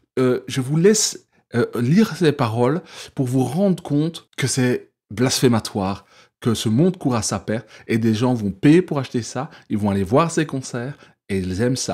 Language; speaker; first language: French; native; French